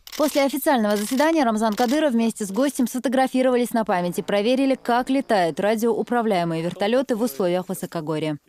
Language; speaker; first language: Russian; native; Russian